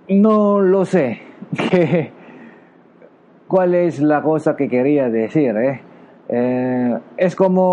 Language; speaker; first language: Spanish; non-native, learner; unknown